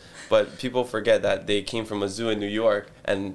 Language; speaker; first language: English; early bilingual, other home language; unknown